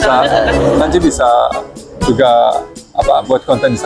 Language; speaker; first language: Indonesian; non-native, learner; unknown